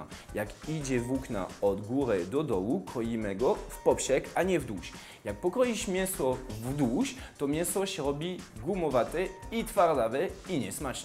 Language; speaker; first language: Polish; non-native, fluent; French